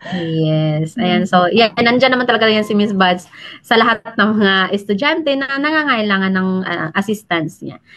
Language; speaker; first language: Filipino; native; Filipino